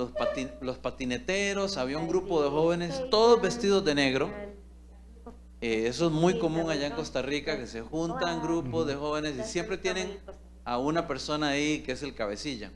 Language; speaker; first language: Spanish; native; Spanish